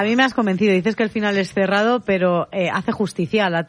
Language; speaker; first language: Spanish; native; Spanish